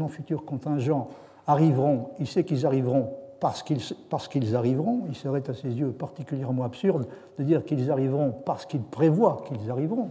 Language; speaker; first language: French; native; French